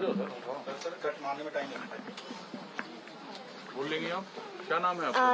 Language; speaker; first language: Hindi; native; Hindi